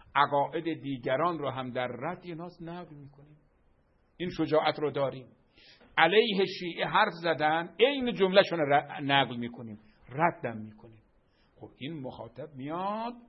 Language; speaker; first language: Persian; native; Persian